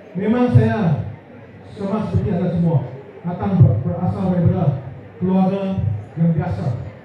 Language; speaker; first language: Malay; non-native, local second language; Chinese